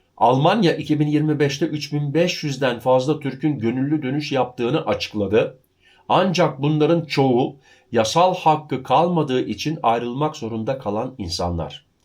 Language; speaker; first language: Turkish; early bilingual, heritage; Turkish